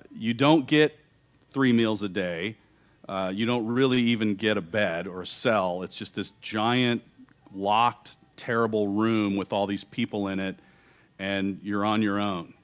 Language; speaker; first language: English; native; English